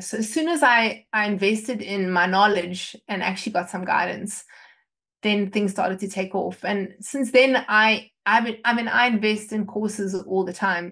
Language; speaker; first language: English; native; English